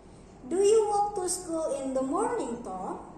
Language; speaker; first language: English; non-native, learner; Indonesian